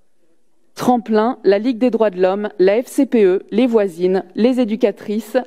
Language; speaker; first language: French; native; French